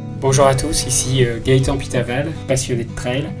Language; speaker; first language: French; native; French